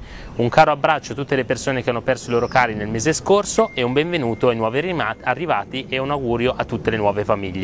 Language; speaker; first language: Italian; native; Italian